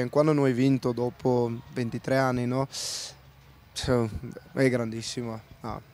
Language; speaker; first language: Italian; non-native, learner; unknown